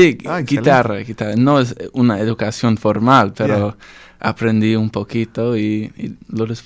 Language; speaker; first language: Spanish; non-native, learner; English